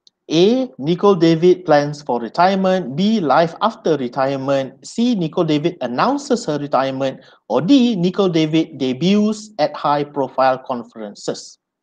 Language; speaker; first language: English; non-native, local second language; Malay